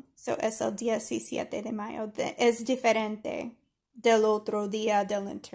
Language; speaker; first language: Spanish; non-native, fluent; English